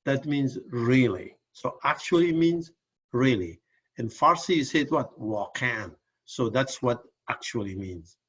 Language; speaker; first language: English; non-native, fluent; Persian